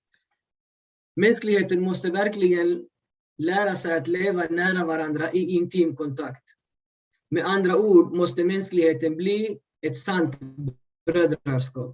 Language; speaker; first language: Swedish; early bilingual, other home language; Urdu